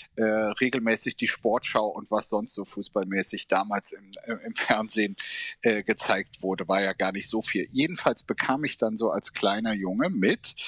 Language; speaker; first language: German; native; German